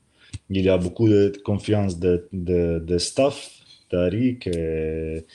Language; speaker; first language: French; non-native, learner; Slovenian